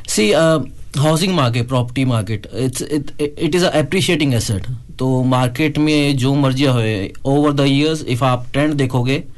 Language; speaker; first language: Hindi; native; Hindi